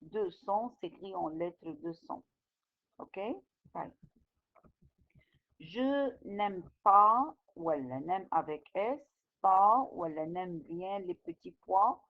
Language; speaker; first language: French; non-native, fluent; Arabic